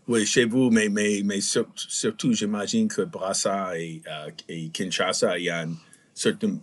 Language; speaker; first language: French; non-native, fluent; English